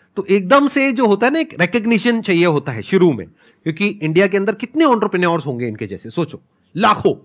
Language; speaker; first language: Hindi; native; Hindi